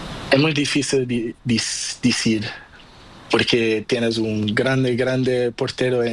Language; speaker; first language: Spanish; non-native, learner; Portuguese